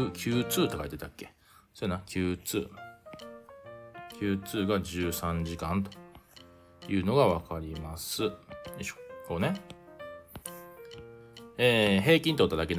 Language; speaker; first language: Japanese; native; Japanese